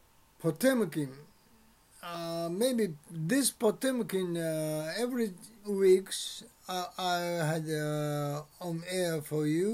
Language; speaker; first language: English; non-native, learner; Japanese